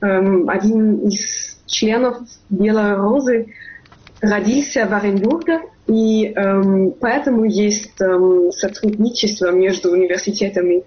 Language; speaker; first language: Russian; non-native, fluent; German